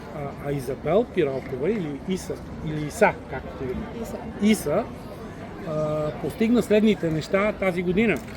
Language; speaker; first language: Bulgarian; native; Bulgarian